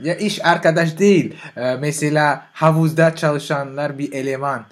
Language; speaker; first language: Turkish; non-native, fluent; French